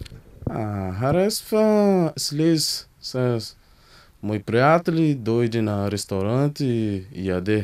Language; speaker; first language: Bulgarian; non-native, learner; Portuguese